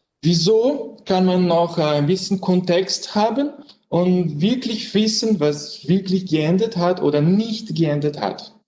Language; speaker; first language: German; non-native, learner; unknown